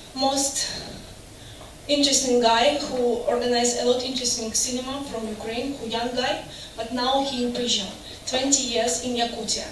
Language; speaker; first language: English; non-native, learner; Russian